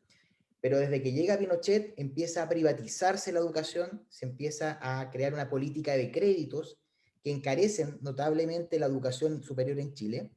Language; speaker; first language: Spanish; native; Spanish